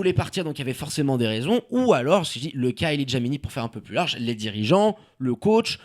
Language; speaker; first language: French; native; French